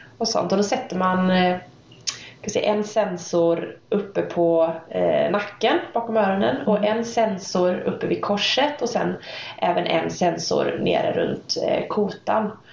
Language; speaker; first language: Swedish; native; Swedish